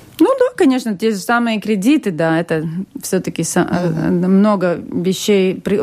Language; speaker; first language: Russian; non-native, local second language; Latvian